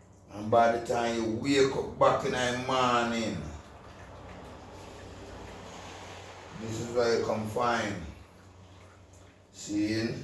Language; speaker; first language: English; non-native, local second language; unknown